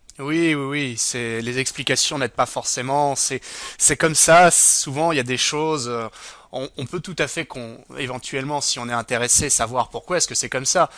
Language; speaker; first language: French; native; French